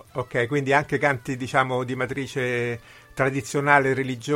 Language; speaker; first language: Italian; native; Italian